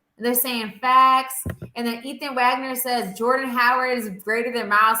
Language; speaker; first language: English; native; English